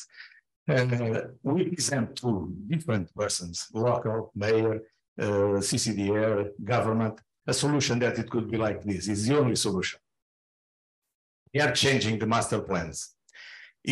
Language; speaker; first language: English; non-native, fluent; Portuguese